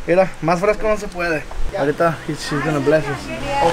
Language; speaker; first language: Spanish; early bilingual, heritage; Spanish